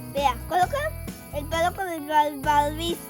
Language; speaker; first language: Spanish; native; Spanish